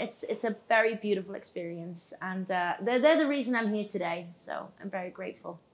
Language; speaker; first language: English; native; English